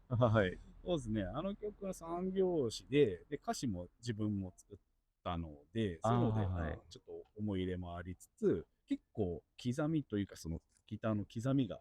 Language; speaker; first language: Japanese; native; Japanese